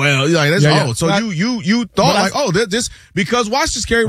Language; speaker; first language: English; native; English